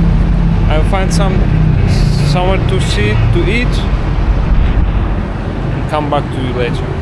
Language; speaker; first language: English; non-native, fluent; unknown